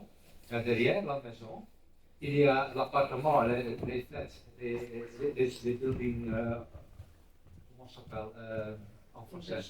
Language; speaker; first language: French; non-native, learner; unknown